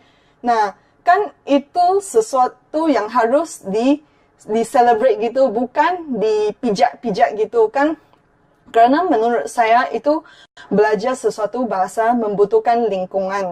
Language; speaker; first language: Indonesian; non-native, fluent; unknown